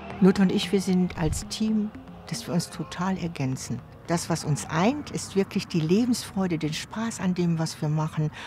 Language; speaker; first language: German; native; German